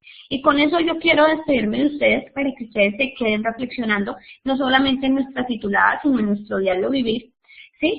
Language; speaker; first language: Spanish; native; Spanish